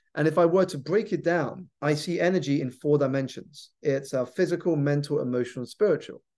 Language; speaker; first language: English; native; English